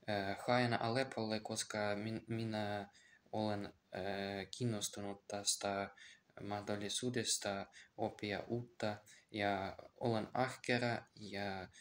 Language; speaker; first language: Finnish; non-native, learner; Ukrainian